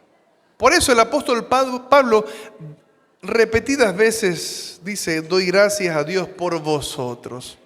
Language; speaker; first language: Spanish; native; Spanish